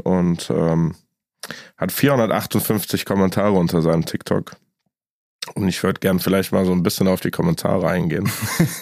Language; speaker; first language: German; native; German